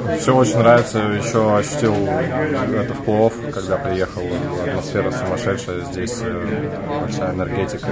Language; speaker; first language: Russian; native; Russian